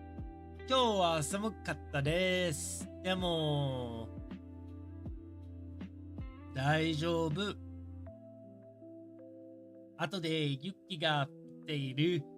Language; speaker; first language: Japanese; non-native, learner; English